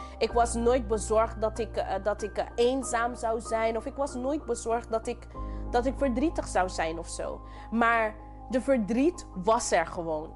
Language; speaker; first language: Dutch; non-native, local second language; English